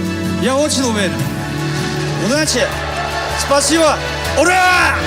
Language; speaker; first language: Russian; non-native, learner; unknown